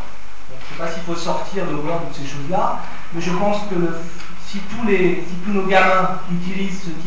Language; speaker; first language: French; native; French